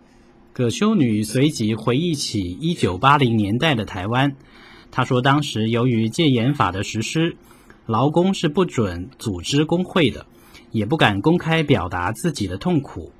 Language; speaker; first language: Chinese; native; Chinese